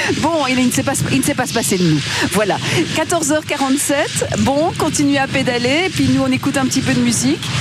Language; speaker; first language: French; native; French